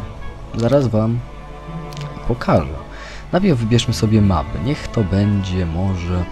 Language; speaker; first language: Polish; native; Polish